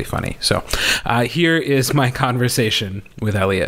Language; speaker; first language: English; native; English